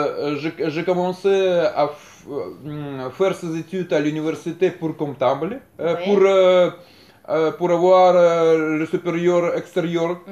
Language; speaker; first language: French; non-native, learner; Russian